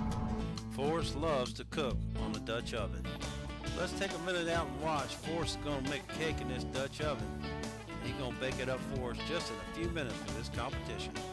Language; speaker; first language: English; native; English